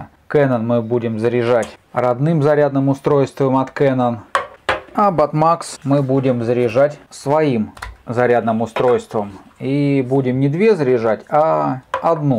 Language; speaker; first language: Russian; native; Russian